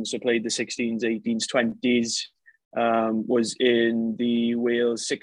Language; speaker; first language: English; native; English